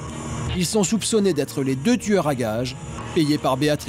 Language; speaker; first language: French; native; French